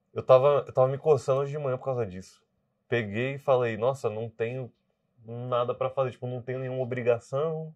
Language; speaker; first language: Portuguese; native; Portuguese